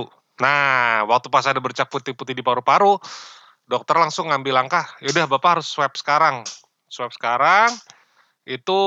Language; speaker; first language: Indonesian; native; Indonesian